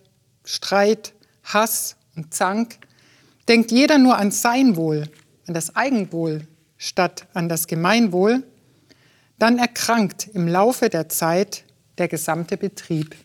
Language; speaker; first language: German; native; German